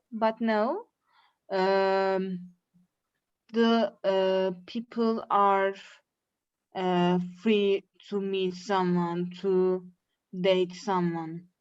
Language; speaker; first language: English; non-native, learner; Turkish